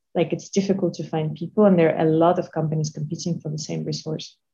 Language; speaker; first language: English; non-native, fluent; Russian